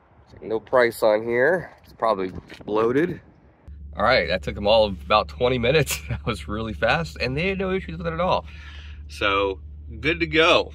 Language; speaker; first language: English; native; English